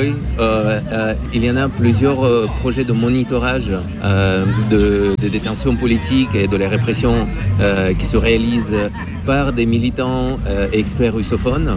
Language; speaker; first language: French; non-native, fluent; Russian